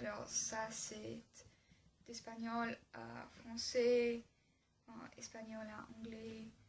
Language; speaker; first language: French; non-native, learner; English